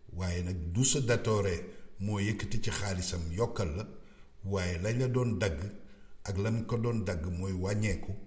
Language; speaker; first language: Wolof; native; Wolof